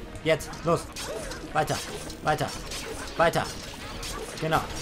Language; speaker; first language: German; native; German